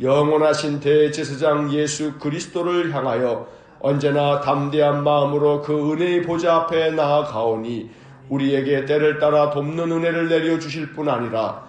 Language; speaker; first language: Korean; native; Korean